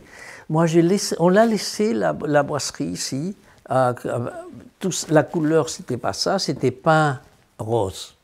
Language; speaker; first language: French; non-native, fluent; Spanish